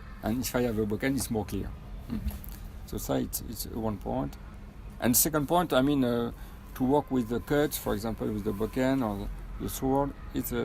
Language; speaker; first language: English; non-native, fluent; French